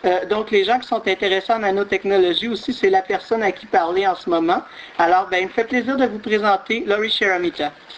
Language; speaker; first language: French; native; French